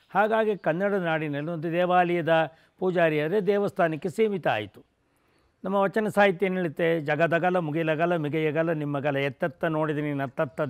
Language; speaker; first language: Kannada; non-native, local second language; Tamil